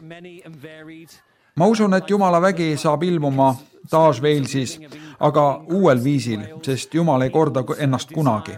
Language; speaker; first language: Estonian; native; Estonian